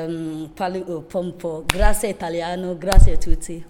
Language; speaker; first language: Italian; non-native, learner; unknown